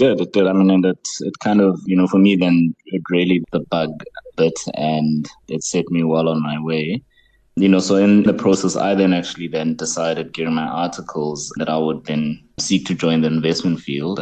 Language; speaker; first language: English; non-native, local second language; Xhosa